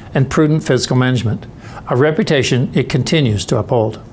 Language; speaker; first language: English; native; English